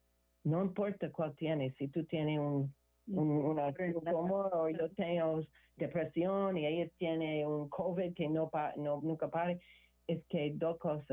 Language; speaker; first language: Spanish; non-native, learner; English